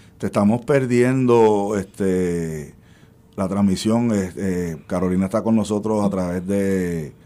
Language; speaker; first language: Spanish; native; Spanish